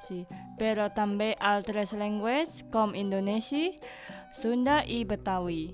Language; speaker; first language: Catalan; non-native, learner; Indonesian